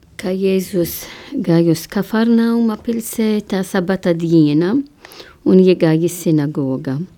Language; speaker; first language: Latvian; non-native, learner; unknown